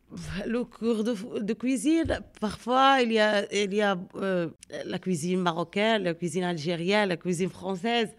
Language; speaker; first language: French; non-native, learner; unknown